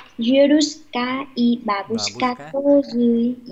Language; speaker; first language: Russian; non-native, learner; Vietnamese